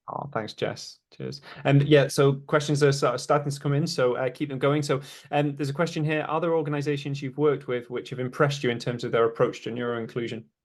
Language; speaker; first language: English; native; English